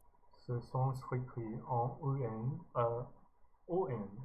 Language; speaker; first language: French; non-native, learner; English